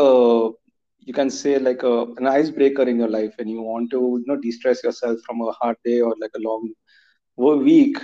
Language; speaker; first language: English; non-native, local second language; Hindi